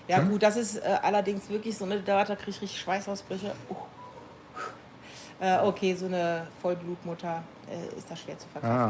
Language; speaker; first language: German; native; German